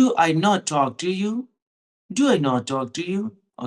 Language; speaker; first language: English; non-native, local second language; Hindi